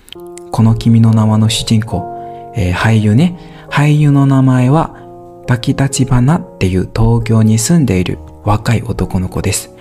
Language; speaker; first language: Japanese; non-native, learner; Burmese